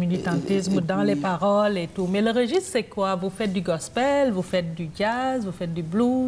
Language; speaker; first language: French; native; French